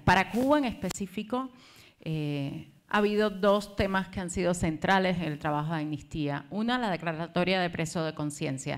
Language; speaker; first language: Spanish; native; Spanish